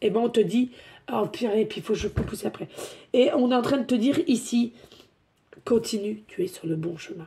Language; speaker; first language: French; native; French